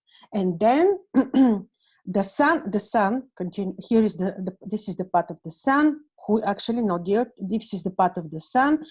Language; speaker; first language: English; non-native, fluent; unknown